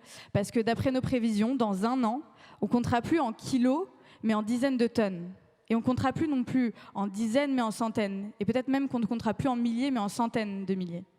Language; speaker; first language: French; native; French